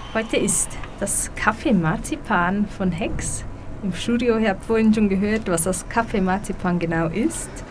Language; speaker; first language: German; native; German